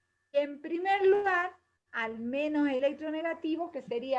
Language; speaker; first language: Spanish; native; Spanish